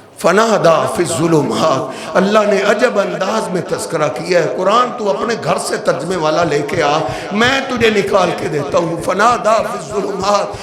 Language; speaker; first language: Urdu; non-native, local second language; Punjabi